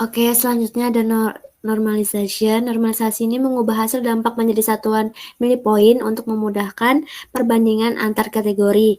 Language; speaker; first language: Indonesian; native; Indonesian